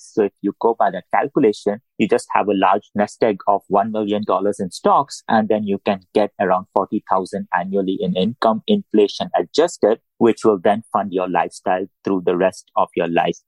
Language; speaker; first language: English; non-native, local second language; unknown